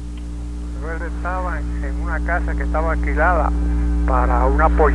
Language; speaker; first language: Spanish; native; Spanish